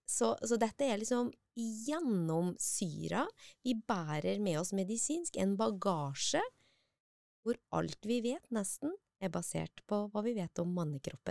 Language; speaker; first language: Norwegian; native; Norwegian